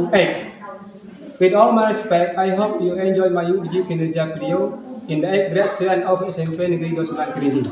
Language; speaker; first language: English; non-native, learner; Indonesian